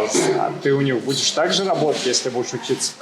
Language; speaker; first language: Russian; native; Russian